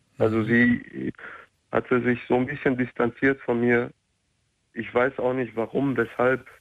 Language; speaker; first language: German; early bilingual, other home language; Turkish